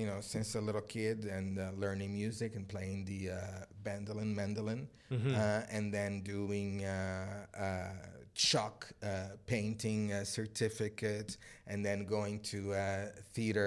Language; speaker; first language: English; native; English